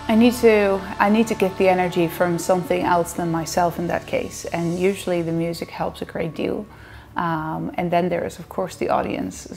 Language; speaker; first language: English; non-native, fluent; Dutch